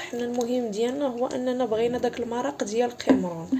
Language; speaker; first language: Arabic; native; Arabic